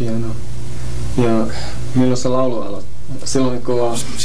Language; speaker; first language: Finnish; native; Finnish